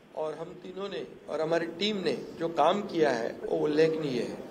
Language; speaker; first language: Hindi; non-native, local second language; Marathi